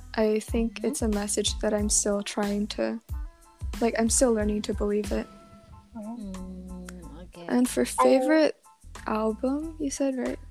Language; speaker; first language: English; non-native, local second language; Cantonese